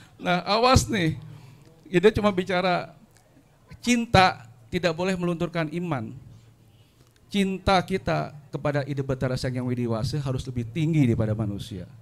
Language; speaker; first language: Indonesian; non-native, local second language; Sundanese